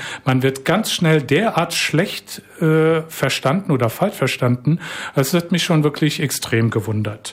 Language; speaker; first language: German; native; German